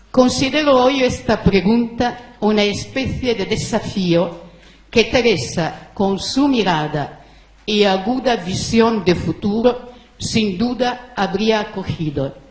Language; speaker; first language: Spanish; non-native, fluent; Italian